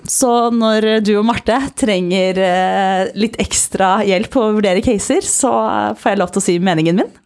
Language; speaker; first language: Norwegian; native; Norwegian